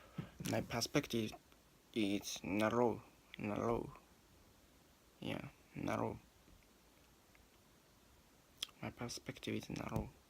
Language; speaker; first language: English; non-native, learner; Japanese